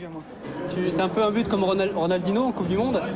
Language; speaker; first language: French; native; French